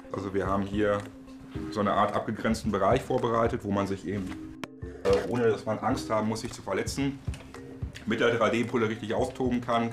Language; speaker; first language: German; native; German